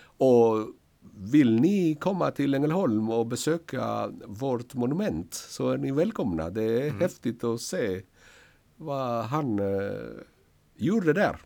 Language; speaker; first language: Swedish; non-native, fluent; Spanish